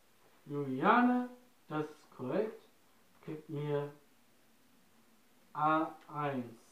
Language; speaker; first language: German; non-native, learner; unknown